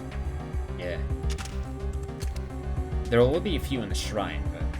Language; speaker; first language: English; non-native, fluent; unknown